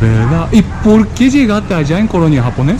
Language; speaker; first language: Spanish; non-native, learner; Japanese